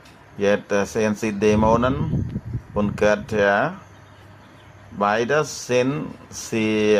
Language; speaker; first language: German; non-native, learner; Khmer